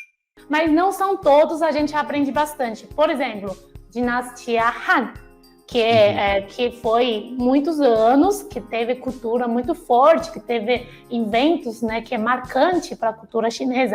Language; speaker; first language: Portuguese; non-native, fluent; Chinese